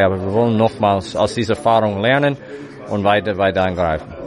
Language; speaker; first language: German; non-native, fluent; English